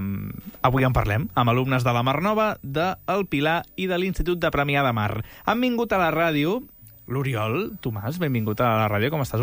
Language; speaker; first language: Catalan; native; Catalan